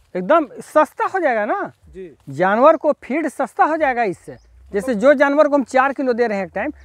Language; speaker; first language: Hindi; native; Hindi